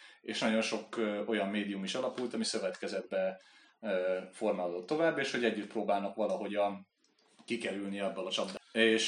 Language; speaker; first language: Hungarian; native; Hungarian